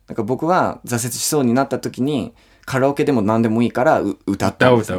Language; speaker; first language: Japanese; non-native, fluent; English